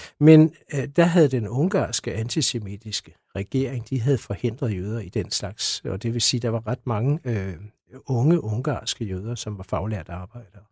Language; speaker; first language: Danish; native; Danish